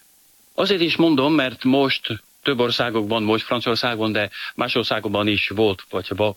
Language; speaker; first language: Hungarian; non-native, fluent; French